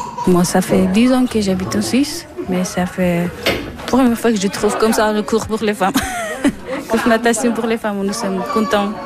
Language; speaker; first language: French; non-native, learner; Persian